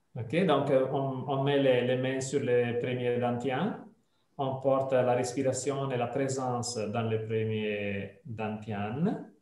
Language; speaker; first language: French; non-native, fluent; Italian